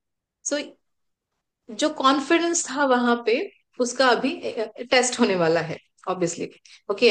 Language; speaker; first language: Hindi; native; Hindi